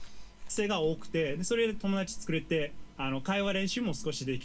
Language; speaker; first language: Japanese; non-native, fluent; English